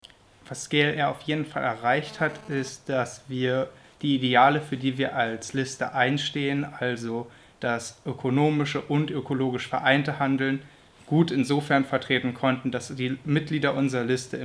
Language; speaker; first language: German; native; German